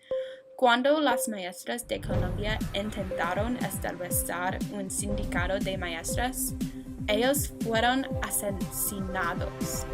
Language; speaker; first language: Spanish; non-native, learner; English